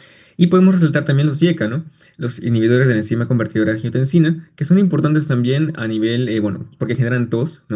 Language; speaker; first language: Spanish; native; Spanish